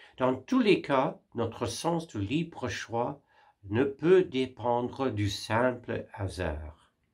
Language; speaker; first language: French; non-native, fluent; English